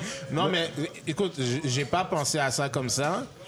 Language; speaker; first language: French; native; French